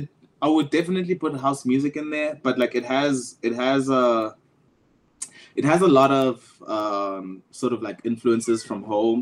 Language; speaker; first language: English; non-native, local second language; Zulu